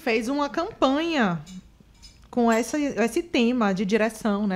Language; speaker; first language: Portuguese; native; Portuguese